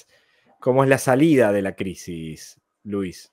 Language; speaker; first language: Spanish; native; Spanish